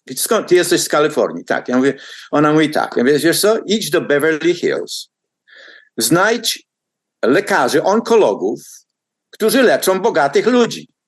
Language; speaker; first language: Polish; native; Polish